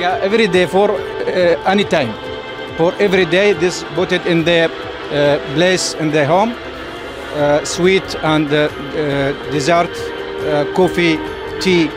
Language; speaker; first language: English; non-native, learner; Arabic